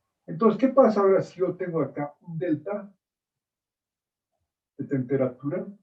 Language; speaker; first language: Spanish; native; Spanish